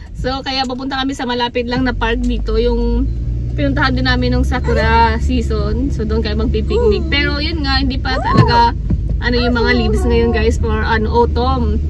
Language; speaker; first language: Filipino; native; Filipino